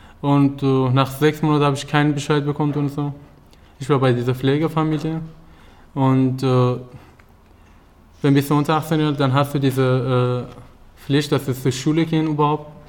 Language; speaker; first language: German; non-native, learner; Persian